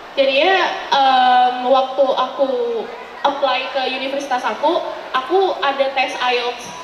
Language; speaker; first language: Indonesian; native; Indonesian